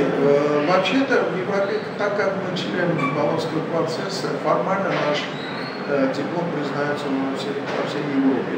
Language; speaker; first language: Russian; non-native, local second language; Armenian